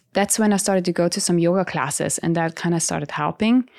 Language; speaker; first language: English; non-native, fluent; Italian